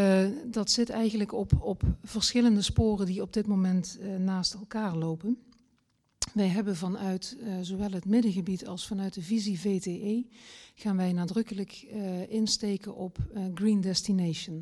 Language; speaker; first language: Dutch; native; Dutch